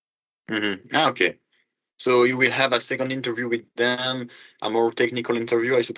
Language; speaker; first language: English; non-native, fluent; French